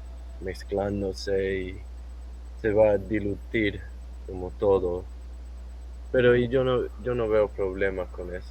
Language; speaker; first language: Spanish; non-native, fluent; English